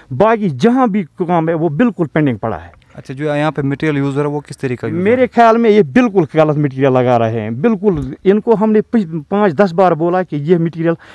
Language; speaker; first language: Hindi; non-native, local second language; Kashmiri